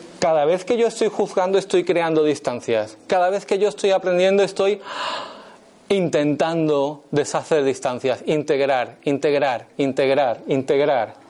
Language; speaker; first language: Spanish; native; Spanish